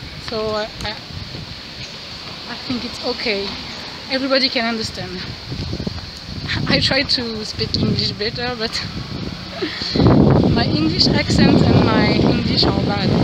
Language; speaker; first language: English; non-native, learner; French